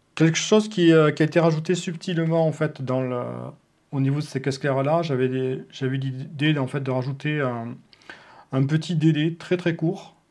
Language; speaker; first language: French; native; French